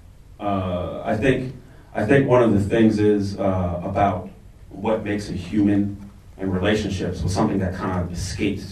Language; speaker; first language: English; native; English